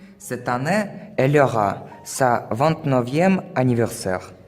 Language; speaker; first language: French; non-native, learner; Russian